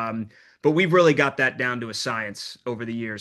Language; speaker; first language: English; native; English